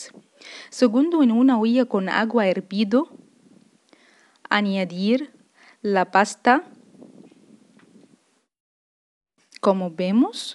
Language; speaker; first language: Spanish; non-native, fluent; Arabic